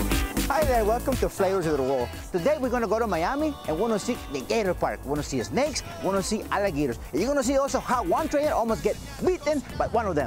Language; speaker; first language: English; non-native, fluent; Spanish